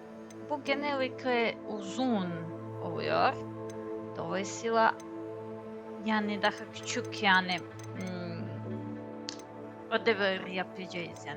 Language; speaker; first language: Turkish; non-native, learner; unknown